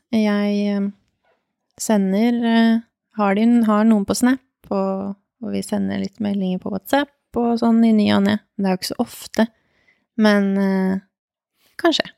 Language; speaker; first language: Norwegian; early bilingual, other home language; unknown